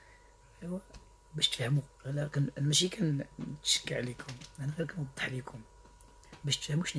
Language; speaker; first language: Arabic; native; Arabic